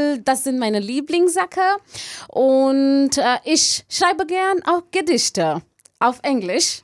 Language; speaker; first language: German; non-native, learner; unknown